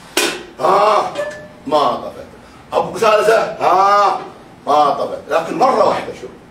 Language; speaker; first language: Arabic; native; Arabic